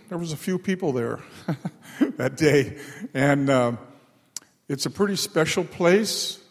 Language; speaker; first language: English; native; English